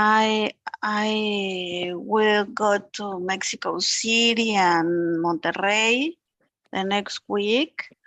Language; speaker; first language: English; non-native, learner; Spanish